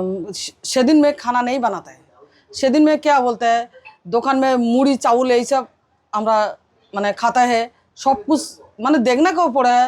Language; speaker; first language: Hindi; non-native, local second language; Bangla